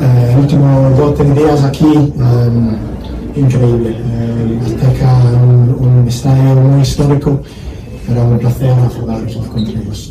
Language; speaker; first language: Spanish; non-native, learner; English